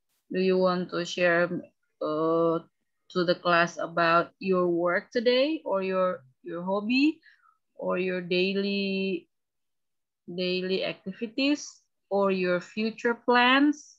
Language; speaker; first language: English; non-native, fluent; Indonesian